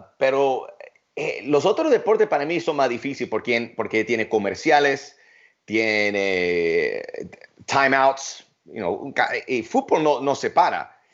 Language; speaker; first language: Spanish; early bilingual, heritage; Spanish